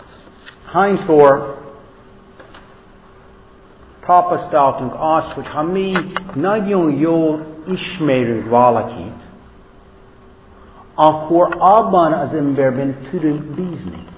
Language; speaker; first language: Hungarian; non-native, fluent; English